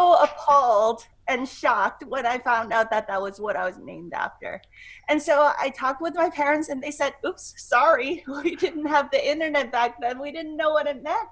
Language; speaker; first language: English; non-native, local second language; Cantonese